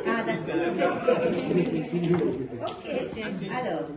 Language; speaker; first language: French; native; French